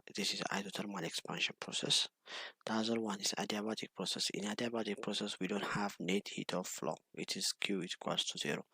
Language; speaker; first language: English; non-native, local second language; Amharic